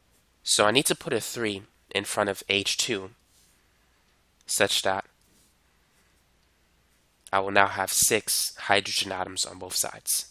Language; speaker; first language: English; native; English